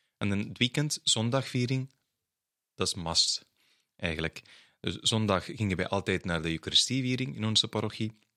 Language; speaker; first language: Dutch; non-native, fluent; Tamil